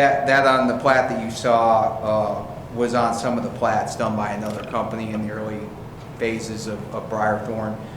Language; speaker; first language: English; native; English